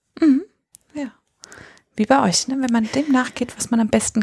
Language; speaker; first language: German; native; German